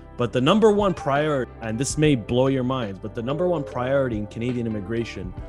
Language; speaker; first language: English; early bilingual, other home language; Arabic